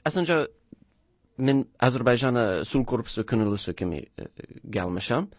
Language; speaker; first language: Turkish; non-native, learner; English